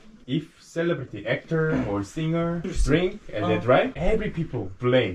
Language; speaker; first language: English; non-native, learner; Korean